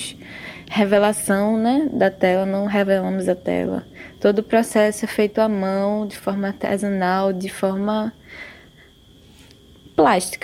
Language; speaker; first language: Portuguese; native; Portuguese